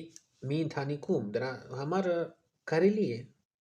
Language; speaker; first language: Armenian; non-native, fluent; Russian